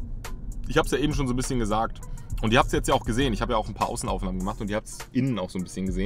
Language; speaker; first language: German; native; German